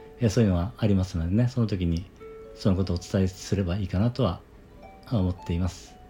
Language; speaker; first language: Japanese; native; Japanese